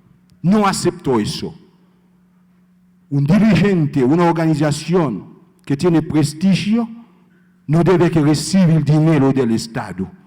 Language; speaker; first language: Spanish; non-native, fluent; Haitian Creole